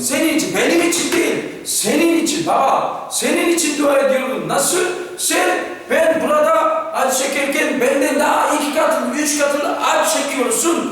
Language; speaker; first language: Turkish; non-native, fluent; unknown